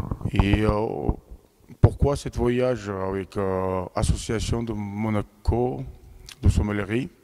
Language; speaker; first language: French; non-native, fluent; Georgian